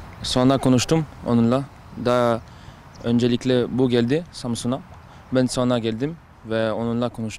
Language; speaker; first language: Turkish; early bilingual, heritage; French